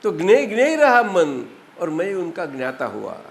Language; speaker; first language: Hindi; non-native, local second language; Gujarati